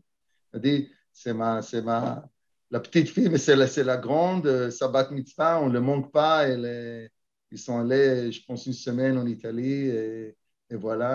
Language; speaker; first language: French; early bilingual, heritage; Hebrew